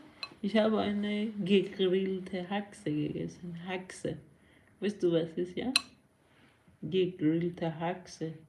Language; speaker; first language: German; non-native, learner; Persian